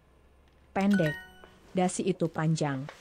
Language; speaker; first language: Indonesian; non-native, learner; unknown